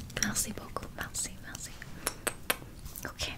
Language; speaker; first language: French; non-native, learner; English